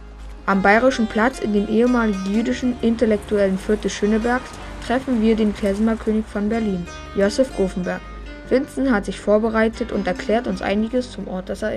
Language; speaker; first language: German; native; German